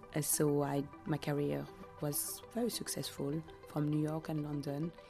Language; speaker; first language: English; non-native, fluent; French